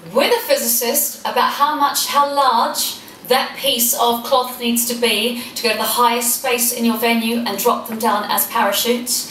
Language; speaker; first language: English; native; English